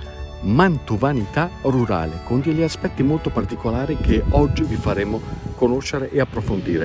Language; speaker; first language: Italian; native; Italian